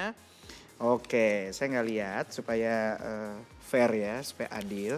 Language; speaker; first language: Indonesian; native; Indonesian